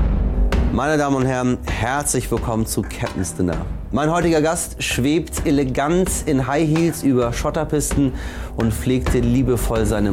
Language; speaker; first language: German; native; German